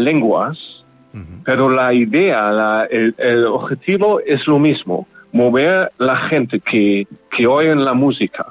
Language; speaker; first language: Spanish; non-native, learner; German